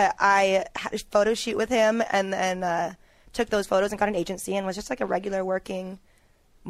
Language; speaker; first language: English; native; English